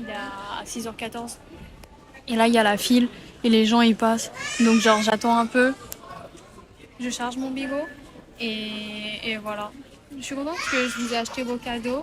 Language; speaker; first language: French; native; French